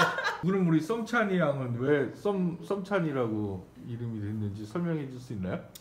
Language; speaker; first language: Korean; native; Korean